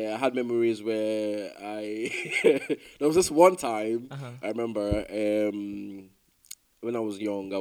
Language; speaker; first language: English; non-native, local second language; Igbo